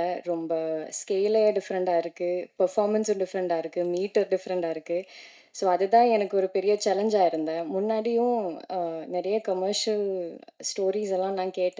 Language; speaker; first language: Tamil; non-native, learner; Malayalam